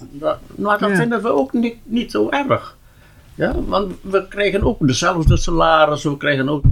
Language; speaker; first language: Dutch; non-native, local second language; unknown